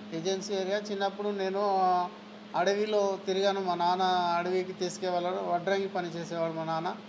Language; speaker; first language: Telugu; non-native, local second language; Gondi